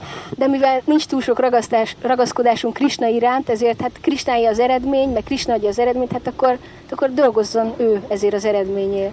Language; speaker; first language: Hungarian; native; Hungarian